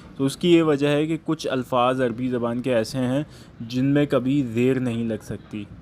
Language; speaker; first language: Urdu; native; Urdu